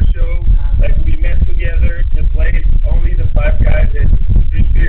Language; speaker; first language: English; non-native, learner; French